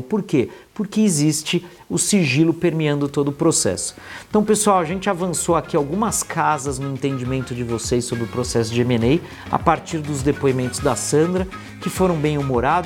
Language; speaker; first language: Portuguese; native; Portuguese